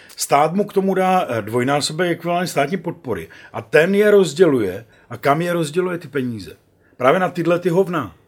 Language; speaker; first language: Czech; native; Czech